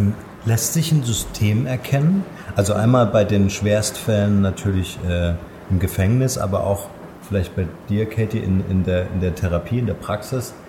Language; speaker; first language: German; native; German